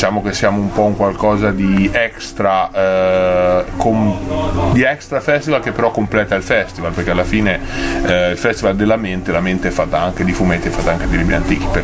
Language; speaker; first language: Italian; native; Italian